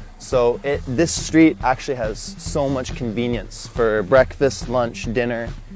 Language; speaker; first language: English; native; English